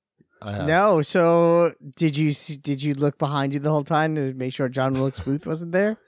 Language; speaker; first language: English; native; English